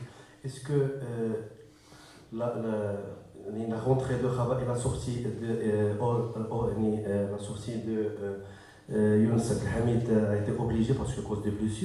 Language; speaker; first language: French; non-native, local second language; Arabic